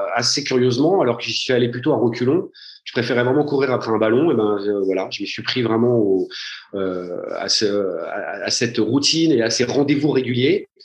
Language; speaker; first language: French; native; French